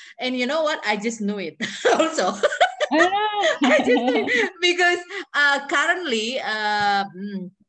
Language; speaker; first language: English; non-native, learner; Indonesian